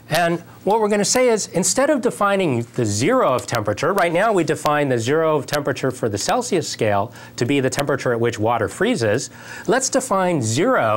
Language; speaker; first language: English; native; English